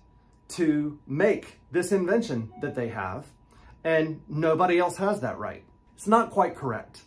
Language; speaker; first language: English; native; English